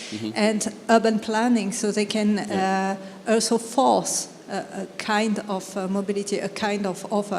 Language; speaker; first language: English; non-native, fluent; French